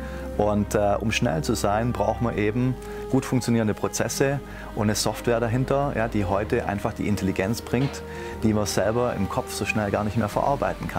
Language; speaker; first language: German; native; German